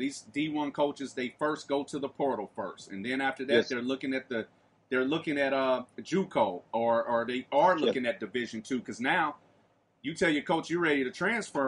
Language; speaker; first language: English; native; English